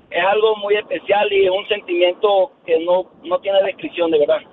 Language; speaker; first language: Spanish; native; Spanish